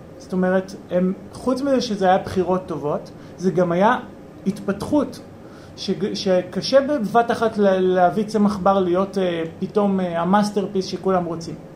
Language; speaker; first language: Hebrew; native; Hebrew